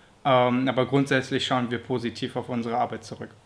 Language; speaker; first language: German; native; German